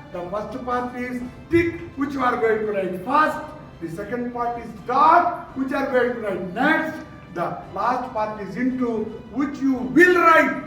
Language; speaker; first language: English; non-native, local second language; Telugu